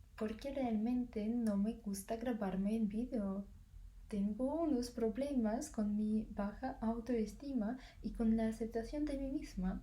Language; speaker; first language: Spanish; non-native, fluent; Russian